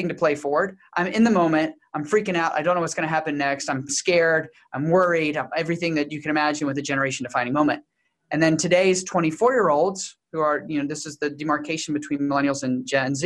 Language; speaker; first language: English; native; English